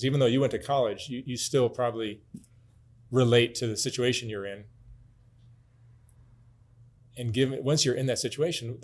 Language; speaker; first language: English; native; English